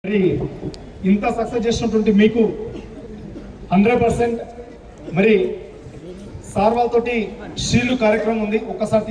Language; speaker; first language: Telugu; native; Telugu